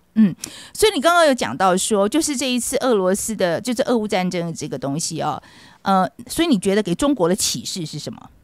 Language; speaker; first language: Chinese; native; Chinese